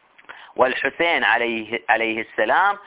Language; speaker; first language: Arabic; native; Arabic